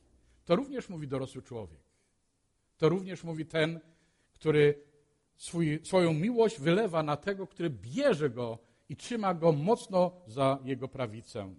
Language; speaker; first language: Polish; native; Polish